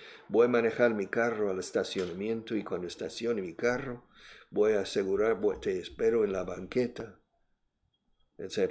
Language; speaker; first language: Spanish; non-native, fluent; English